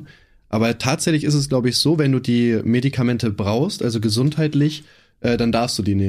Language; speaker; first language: German; native; German